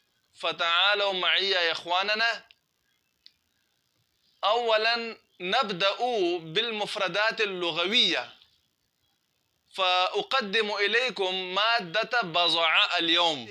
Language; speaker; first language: Arabic; non-native, fluent; Urdu